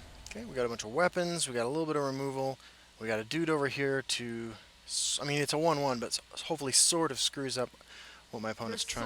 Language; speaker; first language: English; native; English